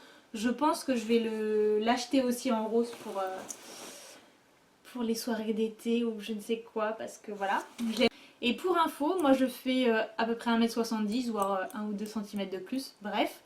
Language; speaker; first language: French; native; French